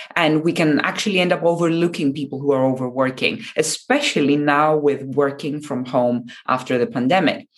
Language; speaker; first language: English; non-native, fluent; Japanese